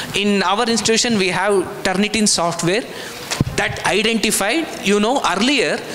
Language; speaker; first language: English; non-native, local second language; Kannada